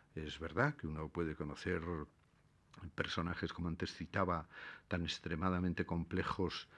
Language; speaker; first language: Spanish; native; Spanish